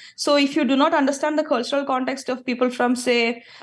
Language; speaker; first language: English; non-native, local second language; Malayalam